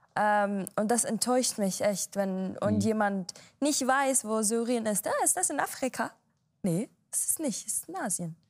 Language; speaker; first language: German; non-native, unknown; Arabic